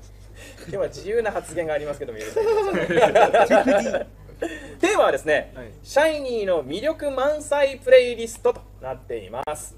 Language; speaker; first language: Japanese; native; Japanese